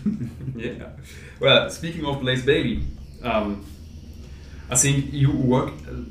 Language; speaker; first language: English; non-native, fluent; German